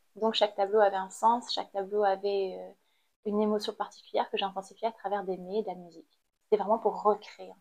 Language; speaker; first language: French; non-native, fluent; Khmer